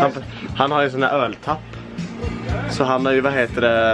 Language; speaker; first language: Swedish; native; Swedish